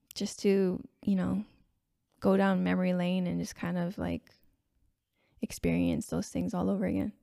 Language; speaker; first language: English; native; English